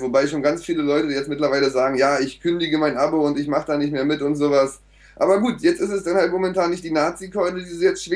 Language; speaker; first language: German; native; German